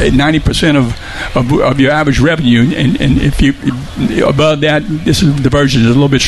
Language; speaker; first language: English; native; English